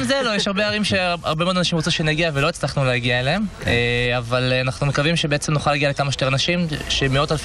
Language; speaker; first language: Hebrew; native; Hebrew